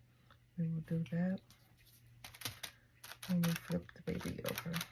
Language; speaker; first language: English; native; English